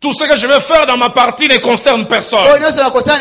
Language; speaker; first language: French; non-native, local second language; Lingala